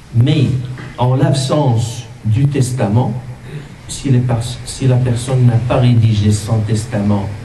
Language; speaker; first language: French; non-native, local second language; Arabic